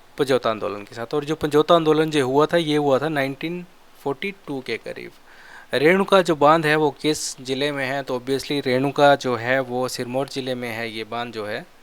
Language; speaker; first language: Hindi; non-native, local second language; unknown